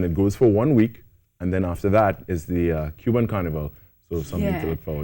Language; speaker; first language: English; native; English